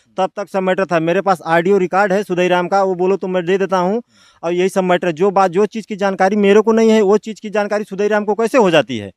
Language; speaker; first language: Hindi; native; Hindi